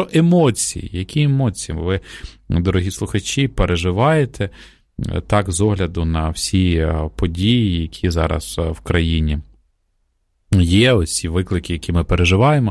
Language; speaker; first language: Ukrainian; native; Ukrainian